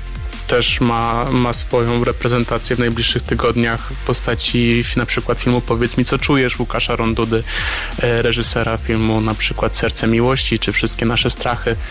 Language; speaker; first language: Polish; native; Polish